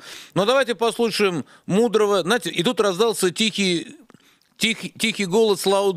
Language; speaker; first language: Russian; native; Russian